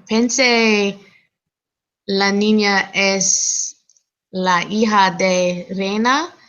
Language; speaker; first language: Spanish; non-native, learner; English